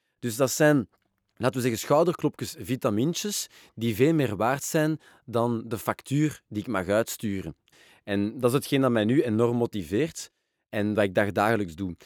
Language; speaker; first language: Dutch; non-native, local second language; French